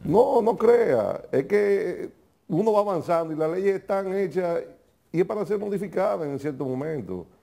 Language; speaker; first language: Spanish; native; Spanish